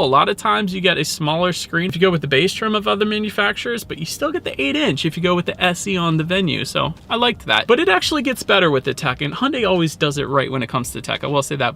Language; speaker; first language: English; native; English